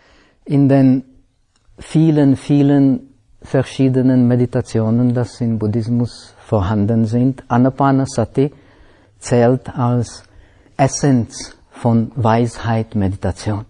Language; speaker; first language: German; non-native, fluent; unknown